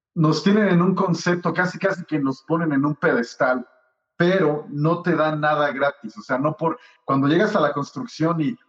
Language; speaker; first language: Spanish; native; Spanish